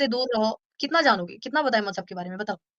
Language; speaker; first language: Hindi; native; Hindi